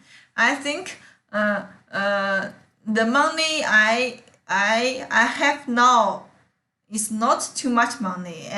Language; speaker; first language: English; non-native, learner; Chinese